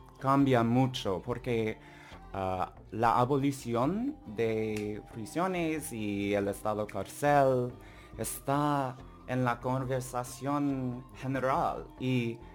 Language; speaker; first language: Spanish; non-native, learner; English